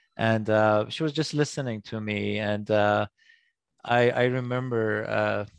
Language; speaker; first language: English; non-native, fluent; Persian